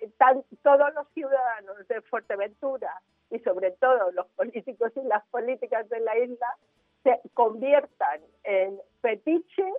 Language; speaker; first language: Spanish; native; Spanish